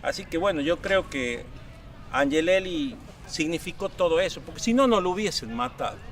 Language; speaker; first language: Spanish; native; Spanish